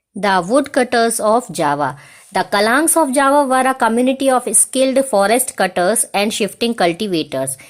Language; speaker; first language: English; non-native, local second language; Hindi